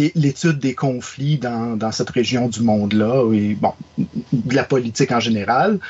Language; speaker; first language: French; native; French